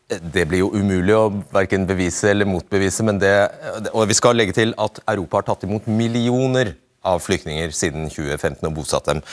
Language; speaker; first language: Norwegian; native; Norwegian